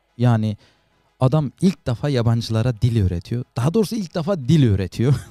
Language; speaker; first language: Turkish; native; Turkish